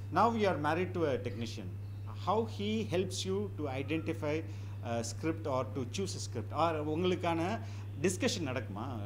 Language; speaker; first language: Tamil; native; Tamil